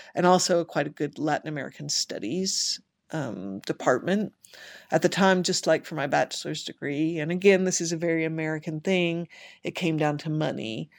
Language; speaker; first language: English; native; English